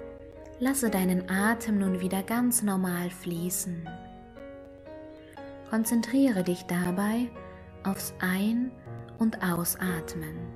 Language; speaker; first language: German; native; German